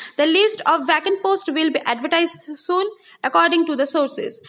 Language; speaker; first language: English; non-native, local second language; Bangla